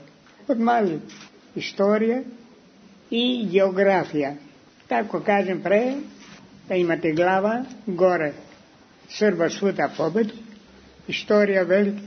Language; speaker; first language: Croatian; early bilingual, heritage; Croatian